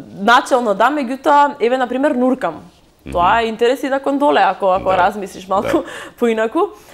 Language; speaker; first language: Macedonian; native; Macedonian